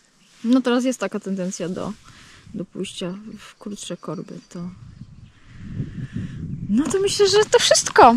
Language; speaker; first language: Polish; native; Polish